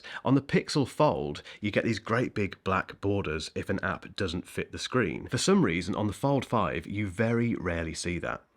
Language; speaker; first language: English; native; English